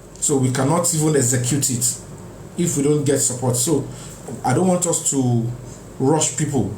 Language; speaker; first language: English; non-native, local second language; Yoruba